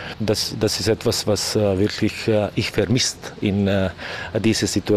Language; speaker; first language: German; non-native, learner; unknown